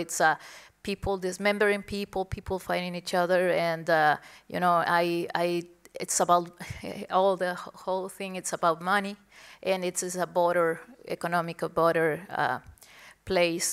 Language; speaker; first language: English; non-native, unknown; Spanish